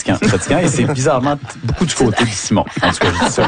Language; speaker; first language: French; native; French